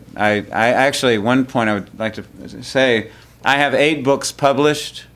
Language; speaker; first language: English; early bilingual, other home language; Spanish